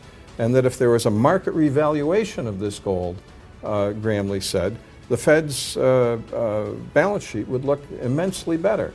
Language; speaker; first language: English; native; English